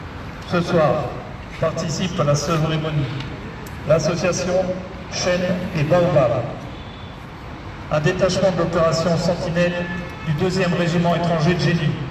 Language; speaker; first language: French; native; French